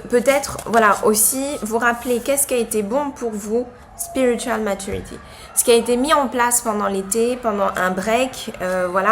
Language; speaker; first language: French; native; French